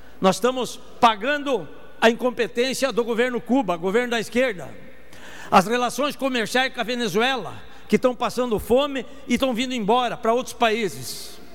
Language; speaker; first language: Portuguese; native; Portuguese